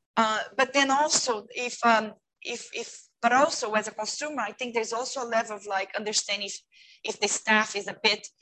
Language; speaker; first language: English; non-native, fluent; Portuguese